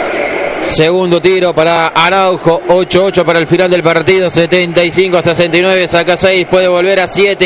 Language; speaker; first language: Spanish; native; Spanish